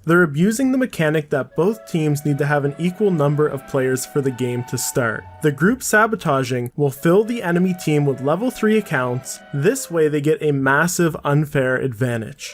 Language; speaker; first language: English; native; English